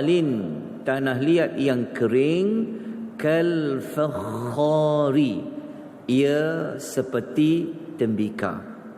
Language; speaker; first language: Malay; native; Malay